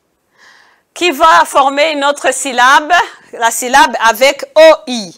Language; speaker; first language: French; non-native, local second language; Kinyarwanda